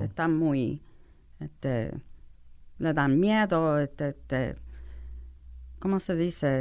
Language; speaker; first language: Spanish; non-native, fluent; English